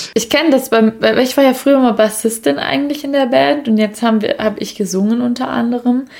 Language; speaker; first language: German; native; German